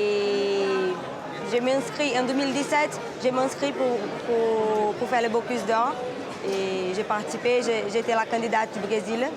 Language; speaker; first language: French; non-native, fluent; Portuguese